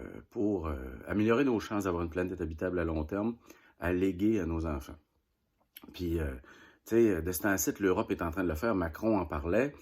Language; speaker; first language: French; native; French